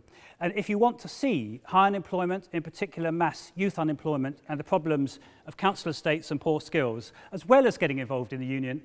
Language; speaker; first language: English; native; English